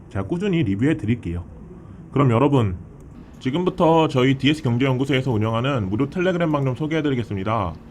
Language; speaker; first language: Korean; early bilingual, heritage; Korean